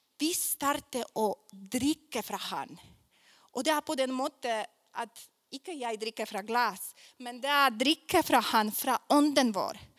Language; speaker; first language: Swedish; non-native, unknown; Polish